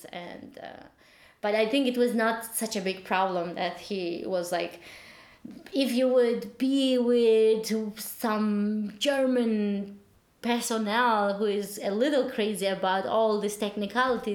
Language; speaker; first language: English; non-native, fluent; Turkish